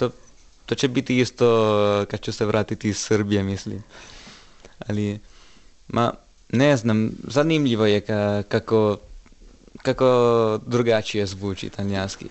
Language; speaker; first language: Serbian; non-native, learner; Italian